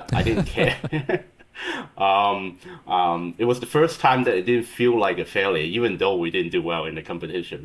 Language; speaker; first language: English; non-native, local second language; Cantonese